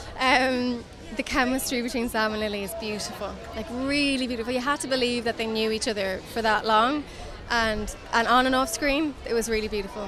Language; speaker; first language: English; native; English